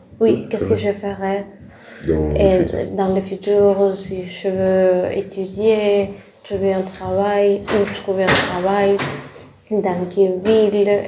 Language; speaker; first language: French; non-native, learner; Spanish